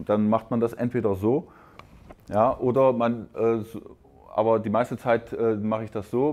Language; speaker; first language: German; native; German